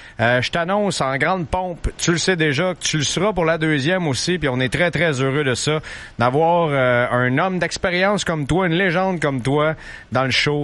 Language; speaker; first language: French; native; French